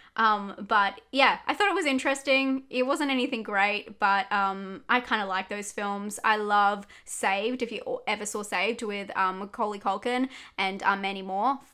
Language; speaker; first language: English; native; English